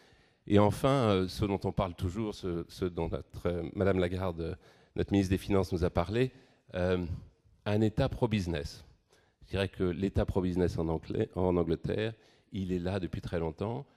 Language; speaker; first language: French; native; French